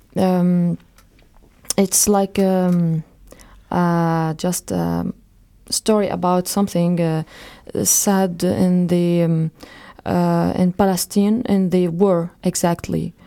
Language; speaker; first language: English; non-native, fluent; Arabic